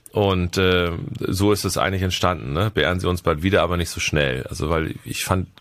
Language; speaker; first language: German; native; German